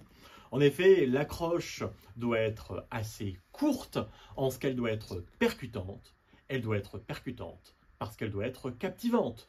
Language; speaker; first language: French; native; French